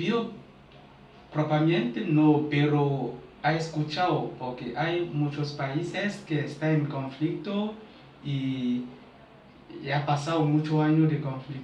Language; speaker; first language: Spanish; non-native, learner; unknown